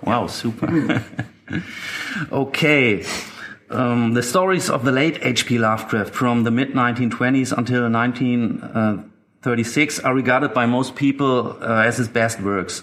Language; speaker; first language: English; non-native, fluent; German